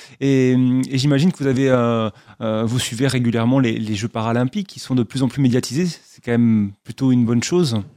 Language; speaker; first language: French; native; French